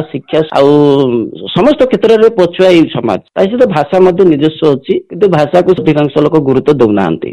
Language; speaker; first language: Odia; non-native, local second language; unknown